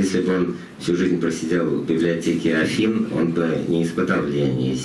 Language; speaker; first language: Russian; native; Russian